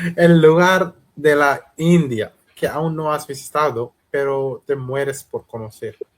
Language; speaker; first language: Spanish; non-native, learner; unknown